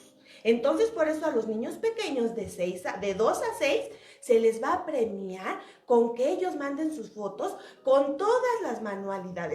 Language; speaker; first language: Spanish; native; Spanish